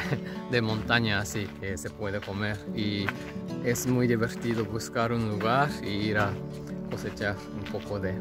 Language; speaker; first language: Spanish; non-native, fluent; Japanese